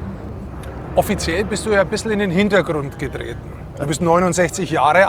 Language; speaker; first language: German; native; German